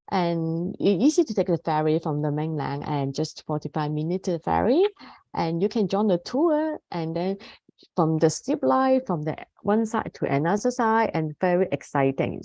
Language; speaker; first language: English; non-native, fluent; Cantonese